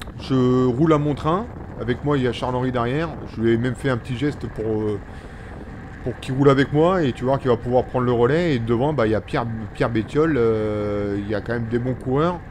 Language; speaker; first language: French; native; French